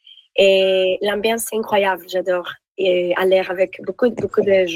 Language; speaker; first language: French; non-native, learner; Spanish